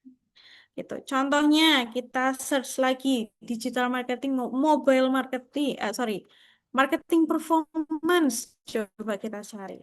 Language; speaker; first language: Indonesian; native; Indonesian